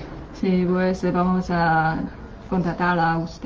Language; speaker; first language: Spanish; non-native, learner; Chinese